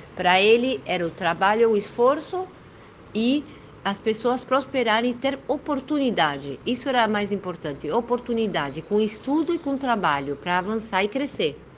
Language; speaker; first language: Portuguese; early bilingual, heritage; Portuguese